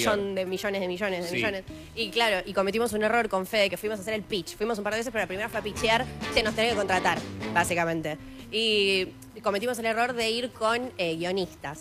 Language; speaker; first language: Spanish; native; Spanish